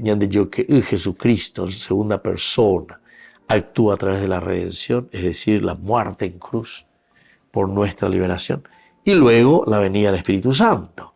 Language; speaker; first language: Spanish; native; Spanish